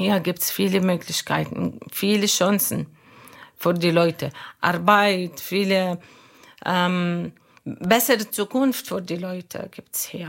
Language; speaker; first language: German; non-native, learner; Arabic